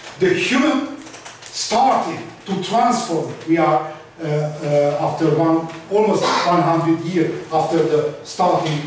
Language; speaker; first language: English; non-native, learner; Hungarian